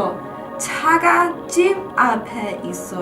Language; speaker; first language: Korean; non-native, learner; English